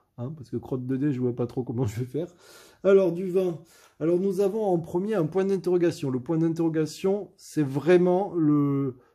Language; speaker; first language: French; native; French